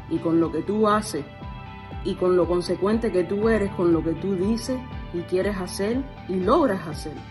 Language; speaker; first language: Spanish; early bilingual, heritage; Spanish